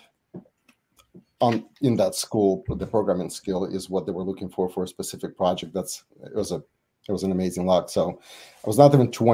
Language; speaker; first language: English; non-native, fluent; Russian